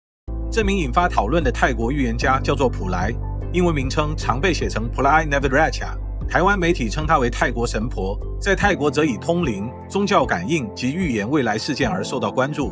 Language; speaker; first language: Chinese; native; Chinese